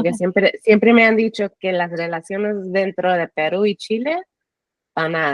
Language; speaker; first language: Spanish; early bilingual, heritage; English